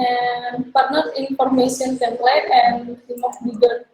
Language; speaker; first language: English; non-native, learner; Indonesian